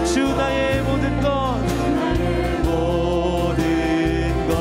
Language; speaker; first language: Korean; native; Korean